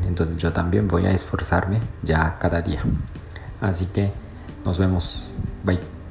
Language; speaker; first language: Spanish; non-native, fluent; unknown